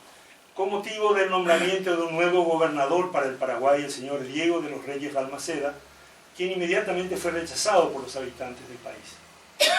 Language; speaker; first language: Spanish; native; Spanish